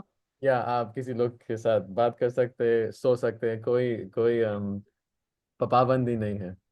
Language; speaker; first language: Hindi; non-native, local second language; English